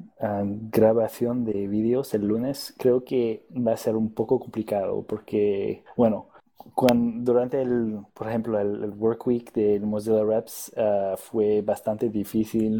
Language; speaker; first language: Spanish; non-native, fluent; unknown